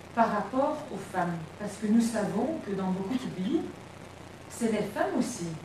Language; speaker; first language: French; non-native, local second language; Dutch